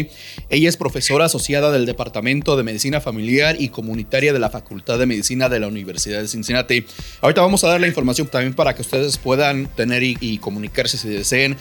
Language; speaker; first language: Spanish; native; Spanish